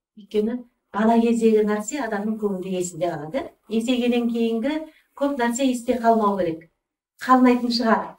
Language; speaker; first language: Kazakh; early bilingual, heritage; Kazakh